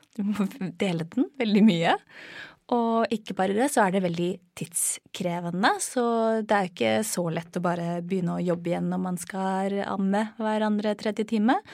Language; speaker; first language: Norwegian; non-native, fluent; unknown